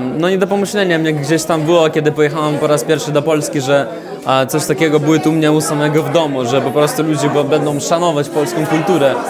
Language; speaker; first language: Polish; non-native, fluent; Russian